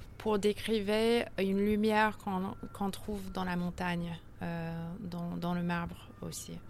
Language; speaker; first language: French; early bilingual, heritage; French